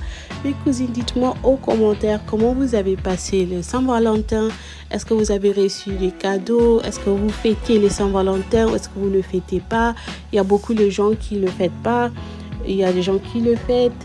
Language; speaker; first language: French; non-native, local second language; Lingala